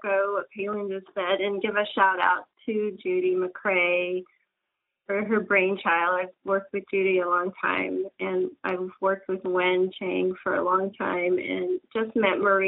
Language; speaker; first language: English; early bilingual, other home language; Japanese